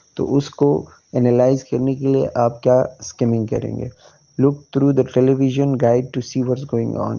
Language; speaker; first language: Urdu; native; Urdu